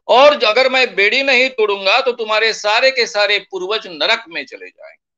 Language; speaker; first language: Hindi; non-native, local second language; Marathi